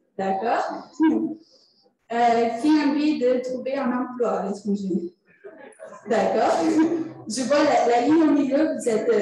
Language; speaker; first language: French; non-native, fluent; Italian